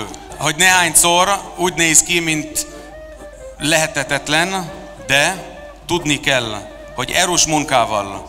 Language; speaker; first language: Hungarian; non-native, fluent; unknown